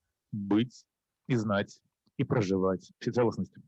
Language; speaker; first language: Russian; native; Russian